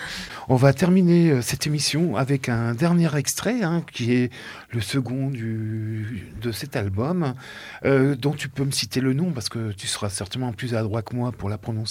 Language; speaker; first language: French; native; French